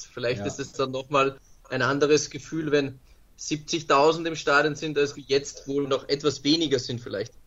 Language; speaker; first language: German; native; German